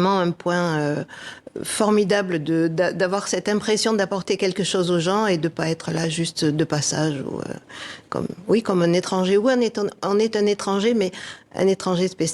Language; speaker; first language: French; native; French